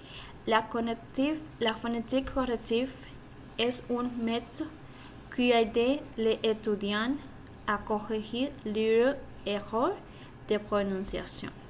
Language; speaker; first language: French; non-native, learner; Spanish